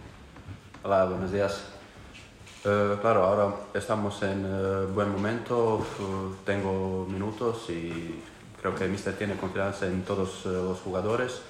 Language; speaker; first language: Spanish; non-native, learner; Croatian